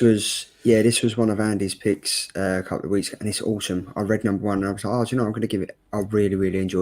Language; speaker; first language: English; native; English